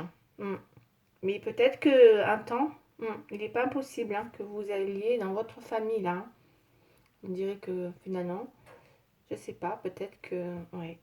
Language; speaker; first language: French; native; French